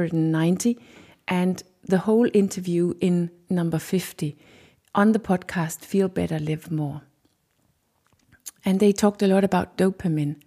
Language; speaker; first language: English; non-native, fluent; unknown